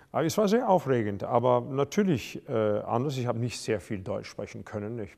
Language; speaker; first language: German; non-native, fluent; English